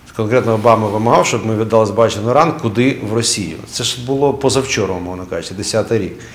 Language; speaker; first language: Ukrainian; native; Ukrainian